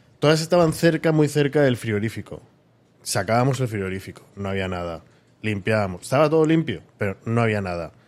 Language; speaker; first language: Spanish; native; Spanish